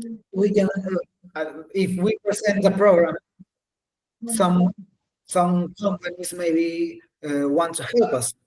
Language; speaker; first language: English; non-native, learner; Spanish